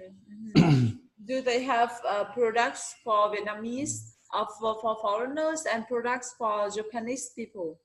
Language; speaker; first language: English; non-native, learner; Vietnamese